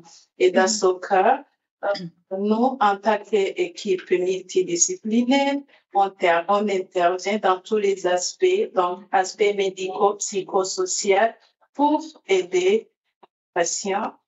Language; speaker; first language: French; non-native, local second language; Rundi